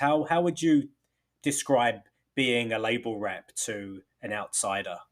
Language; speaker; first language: English; native; English